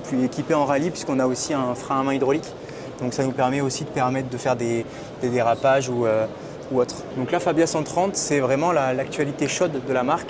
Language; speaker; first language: French; native; French